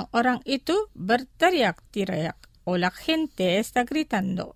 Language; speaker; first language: Spanish; non-native, fluent; Indonesian